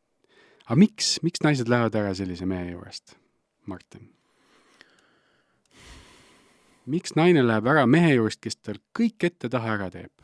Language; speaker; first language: Estonian; native; Estonian